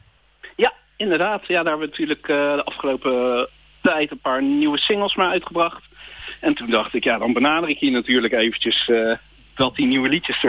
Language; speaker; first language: Dutch; native; Dutch